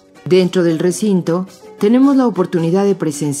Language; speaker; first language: Spanish; native; Spanish